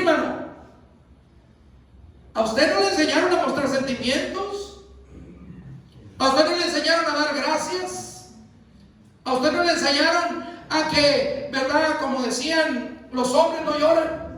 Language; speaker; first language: Spanish; native; Spanish